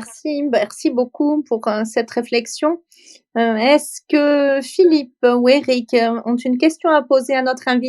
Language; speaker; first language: French; native; French